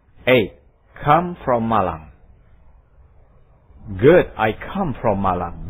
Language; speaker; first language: English; non-native, fluent; Indonesian